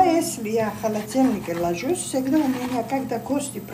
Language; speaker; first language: Russian; non-native, learner; Georgian